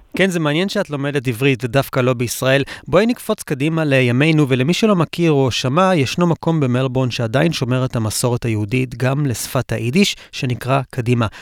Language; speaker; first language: Hebrew; native; Hebrew